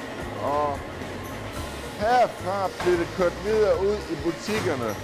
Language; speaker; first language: Danish; native; Danish